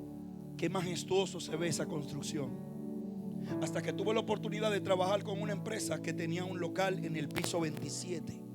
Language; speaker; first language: Spanish; native; Spanish